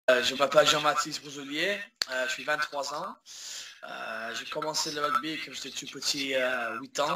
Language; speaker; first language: French; early bilingual, heritage; English